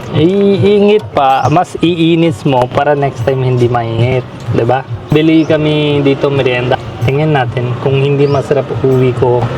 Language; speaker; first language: Filipino; non-native, learner; Hindi